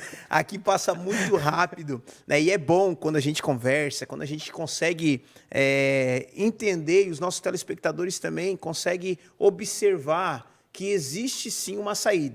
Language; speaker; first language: Portuguese; native; Portuguese